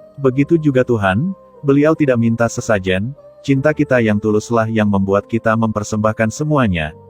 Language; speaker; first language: Indonesian; native; Indonesian